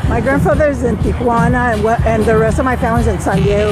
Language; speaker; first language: English; early bilingual, other home language; Spanish